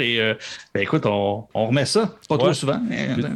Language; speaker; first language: French; native; French